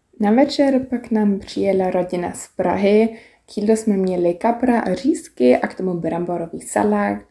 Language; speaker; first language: Czech; non-native, learner; German